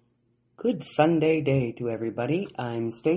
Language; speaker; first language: English; native; English